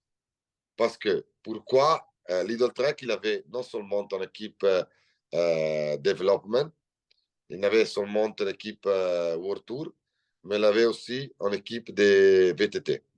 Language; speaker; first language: French; non-native, learner; Italian